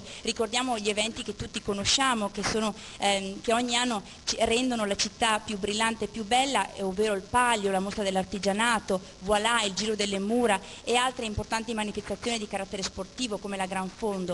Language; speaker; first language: Italian; native; Italian